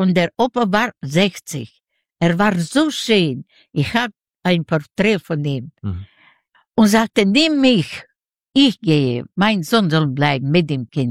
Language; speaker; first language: German; non-native, fluent; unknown